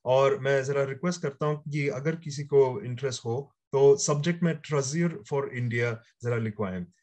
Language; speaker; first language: Hindi; native; Hindi